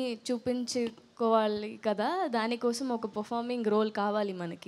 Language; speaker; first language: Telugu; non-native, learner; Tamil